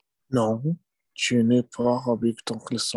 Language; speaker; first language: French; non-native, learner; Spanish